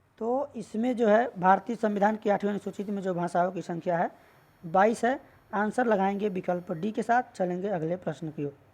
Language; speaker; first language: Hindi; native; Hindi